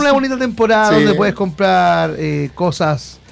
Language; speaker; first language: Spanish; native; Spanish